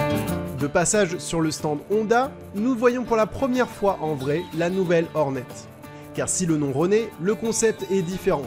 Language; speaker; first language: French; native; French